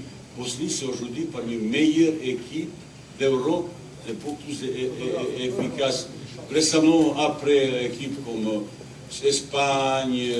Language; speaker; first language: French; non-native, learner; Bosnian